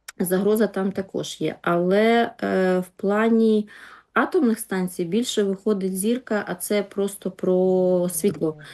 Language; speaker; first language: Ukrainian; native; Ukrainian